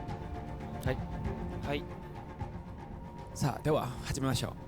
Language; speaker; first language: Japanese; non-native, fluent; Korean